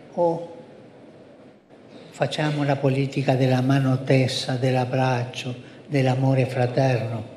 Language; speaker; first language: Italian; non-native, fluent; Spanish